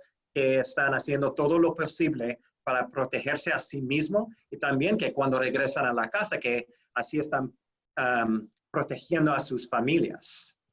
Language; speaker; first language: Spanish; non-native, fluent; English